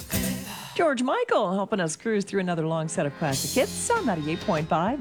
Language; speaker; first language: English; native; English